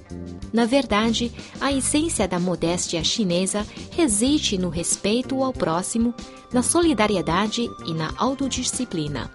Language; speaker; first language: Portuguese; non-native, fluent; Chinese